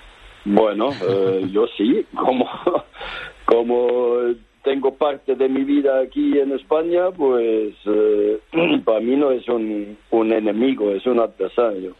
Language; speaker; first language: Spanish; non-native, fluent; German